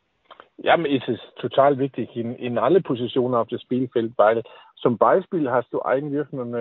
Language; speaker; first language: German; non-native, learner; Danish